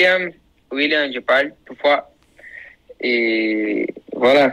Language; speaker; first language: French; non-native, learner; Portuguese